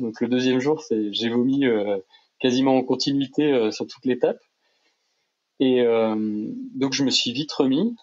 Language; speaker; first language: French; native; French